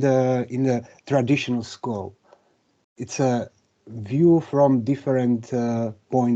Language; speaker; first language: English; non-native, fluent; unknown